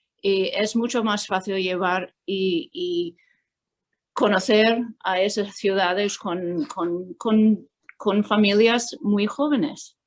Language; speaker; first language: Spanish; non-native, fluent; English